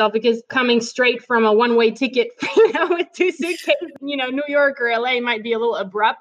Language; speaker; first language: English; non-native, fluent; French